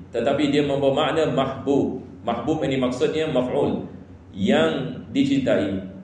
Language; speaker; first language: Malay; non-native, fluent; Arabic